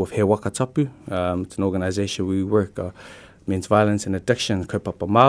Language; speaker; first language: English; native; English